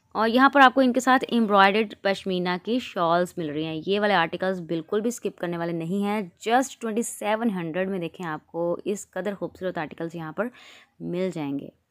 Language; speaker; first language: Hindi; native; Hindi